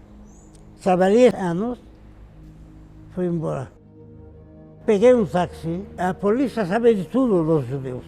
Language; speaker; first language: Portuguese; non-native, fluent; Arabic